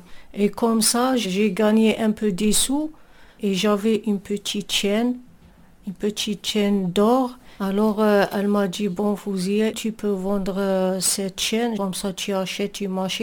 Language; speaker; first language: French; non-native, local second language; Arabic